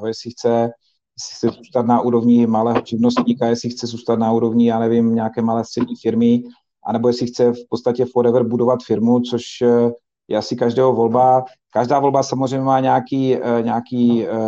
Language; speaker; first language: Czech; native; Czech